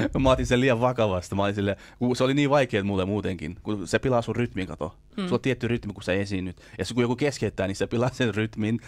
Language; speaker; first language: Finnish; early bilingual, other home language; Kurdish